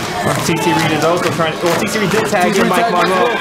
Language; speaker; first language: English; native; English